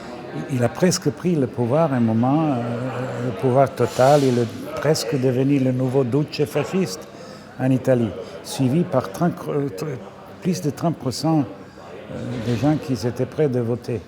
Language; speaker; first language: French; non-native, fluent; Serbian